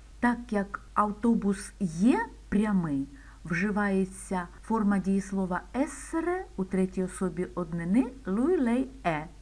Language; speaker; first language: Ukrainian; native; Ukrainian